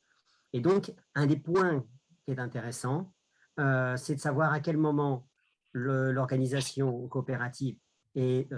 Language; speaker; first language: French; native; French